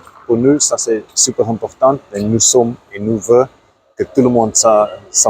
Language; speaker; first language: French; non-native, fluent; Afrikaans